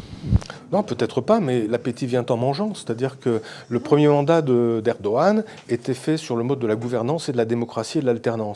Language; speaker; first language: French; native; French